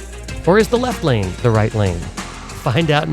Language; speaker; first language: English; native; English